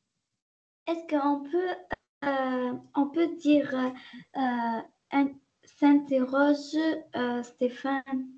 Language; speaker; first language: French; non-native, learner; Arabic